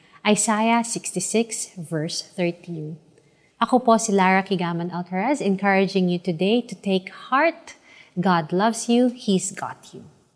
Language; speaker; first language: English; non-native, local second language; Filipino